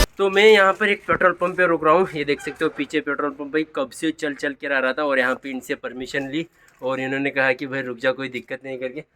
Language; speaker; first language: Hindi; non-native, local second language; Kannada